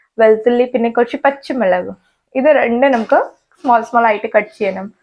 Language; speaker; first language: Malayalam; non-native, learner; Hindi